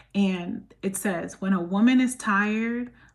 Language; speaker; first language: English; native; English